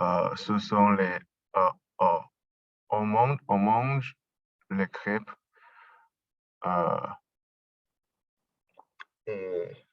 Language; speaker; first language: French; non-native, learner; Chinese